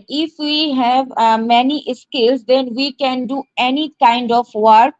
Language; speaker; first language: English; non-native, learner; Bangla